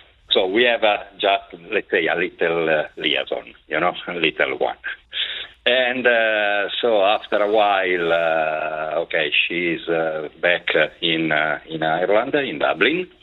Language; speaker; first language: English; non-native, fluent; Italian